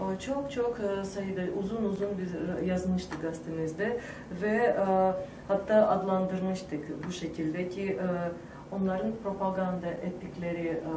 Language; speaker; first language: Turkish; non-native, fluent; Tajik